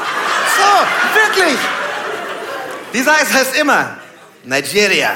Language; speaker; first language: German; native; German